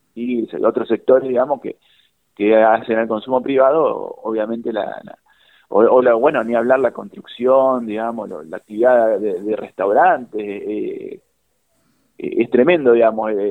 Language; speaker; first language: Spanish; native; Spanish